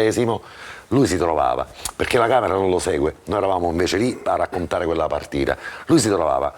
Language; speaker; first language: Italian; native; Italian